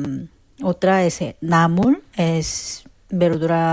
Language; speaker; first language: Spanish; non-native, fluent; Korean